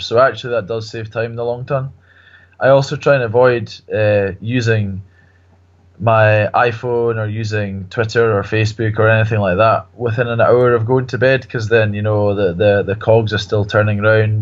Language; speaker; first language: English; native; English